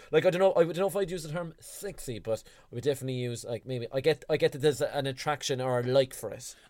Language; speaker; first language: English; native; English